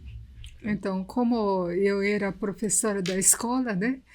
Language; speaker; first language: Portuguese; non-native, learner; Japanese